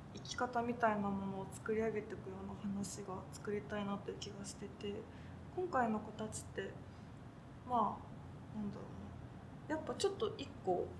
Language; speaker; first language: Japanese; native; Japanese